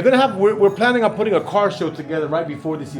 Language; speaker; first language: English; native; English